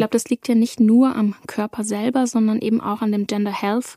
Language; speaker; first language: German; native; German